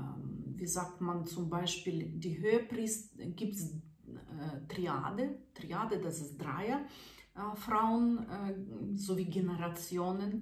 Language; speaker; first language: German; non-native, fluent; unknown